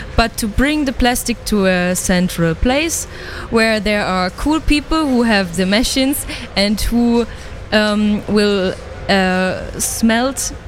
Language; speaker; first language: English; non-native, fluent; German